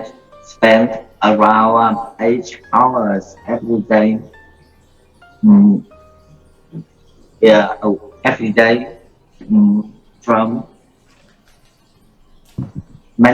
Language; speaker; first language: English; non-native, learner; Vietnamese